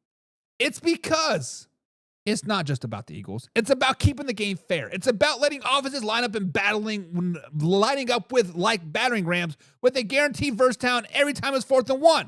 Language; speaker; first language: English; native; English